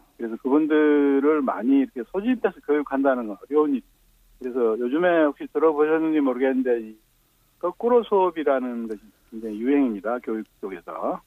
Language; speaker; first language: Korean; native; Korean